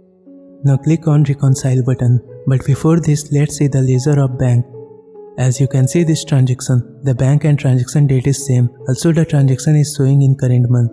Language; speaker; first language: English; non-native, local second language; Hindi